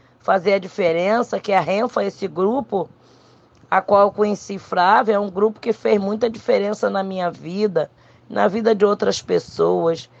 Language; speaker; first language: Portuguese; native; Portuguese